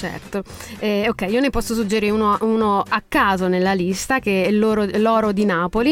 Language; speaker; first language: Italian; native; Italian